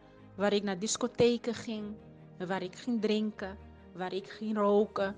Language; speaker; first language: Dutch; early bilingual, other home language; Portuguese